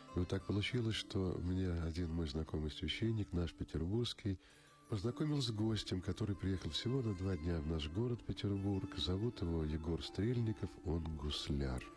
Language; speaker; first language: Russian; native; Russian